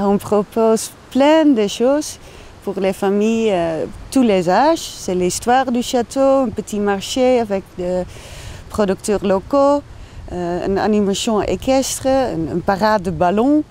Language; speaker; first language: French; non-native, learner; Dutch